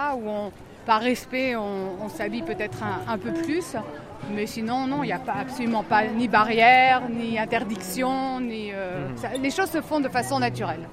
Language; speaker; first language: French; native; French